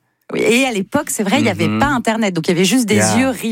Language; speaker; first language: French; native; French